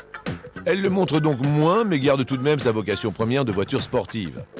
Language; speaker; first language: French; native; French